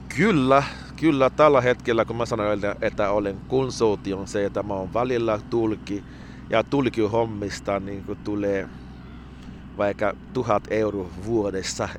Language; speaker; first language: Finnish; non-native, fluent; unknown